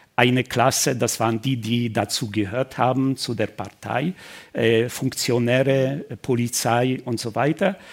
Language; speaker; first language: German; non-native, fluent; Polish